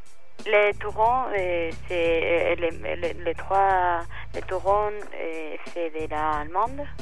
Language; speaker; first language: French; non-native, learner; Spanish